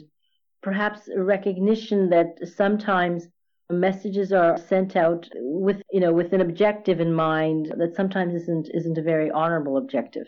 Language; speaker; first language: English; native; English